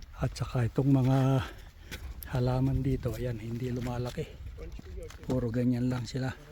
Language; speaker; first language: Filipino; native; Filipino